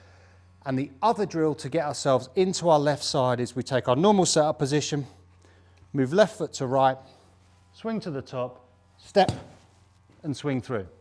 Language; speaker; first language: English; native; English